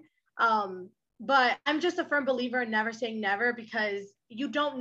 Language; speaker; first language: English; early bilingual, other home language; Spanish